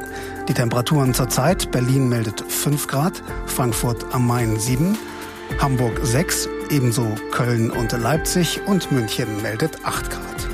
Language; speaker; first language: German; native; German